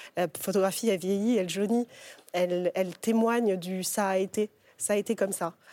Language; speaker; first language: French; native; French